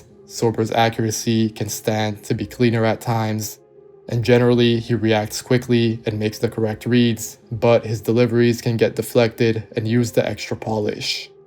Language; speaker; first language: English; native; English